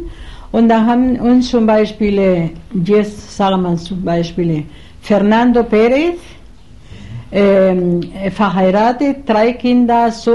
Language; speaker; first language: German; non-native, fluent; Spanish